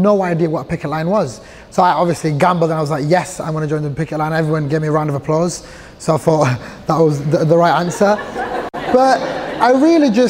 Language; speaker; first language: English; early bilingual, other home language; Somali